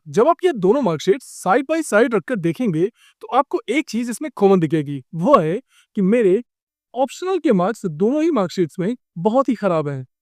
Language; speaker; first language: Hindi; native; Hindi